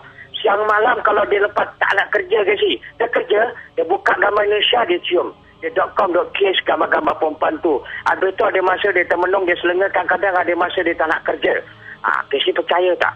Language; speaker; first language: Malay; native; Malay